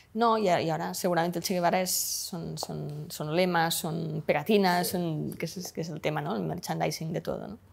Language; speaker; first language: Spanish; non-native, local second language; Catalan